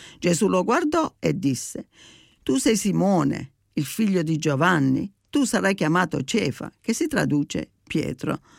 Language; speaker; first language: Italian; early bilingual, heritage; Italian